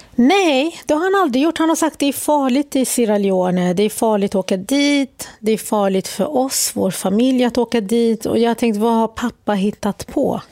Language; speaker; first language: Swedish; early bilingual, other home language; Arabic